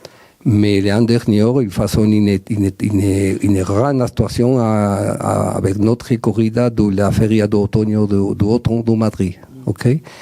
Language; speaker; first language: French; non-native, learner; Spanish